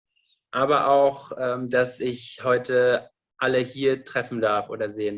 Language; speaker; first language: German; non-native, fluent; Indonesian